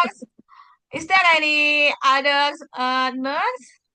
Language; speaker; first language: English; non-native, fluent; Indonesian